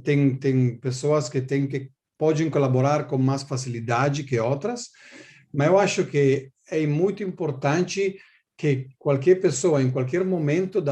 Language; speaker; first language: Portuguese; non-native, learner; Italian